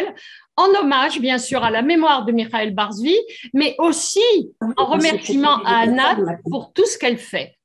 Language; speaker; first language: French; native; French